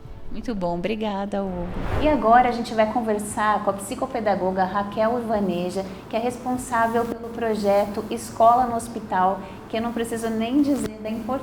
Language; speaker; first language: Portuguese; native; Portuguese